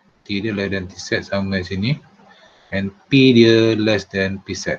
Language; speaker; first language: English; non-native, local second language; Malay